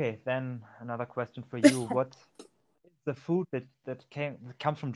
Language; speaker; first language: English; non-native, fluent; German